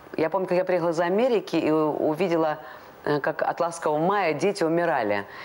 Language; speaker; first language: Russian; non-native, local second language; Latvian